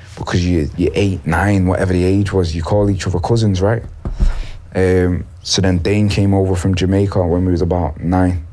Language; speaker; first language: English; native; English